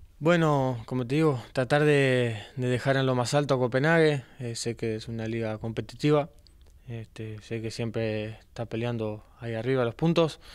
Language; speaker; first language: Spanish; native; Spanish